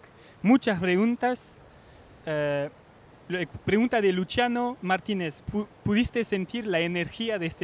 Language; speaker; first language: Spanish; non-native, fluent; French